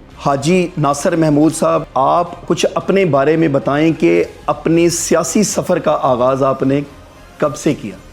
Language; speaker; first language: Urdu; non-native, local second language; Punjabi